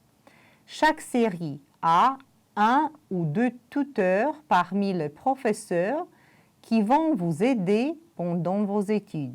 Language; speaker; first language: French; non-native, fluent; Romanian